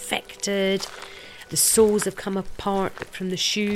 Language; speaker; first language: English; native; English